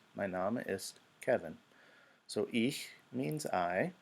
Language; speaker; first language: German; non-native, fluent; English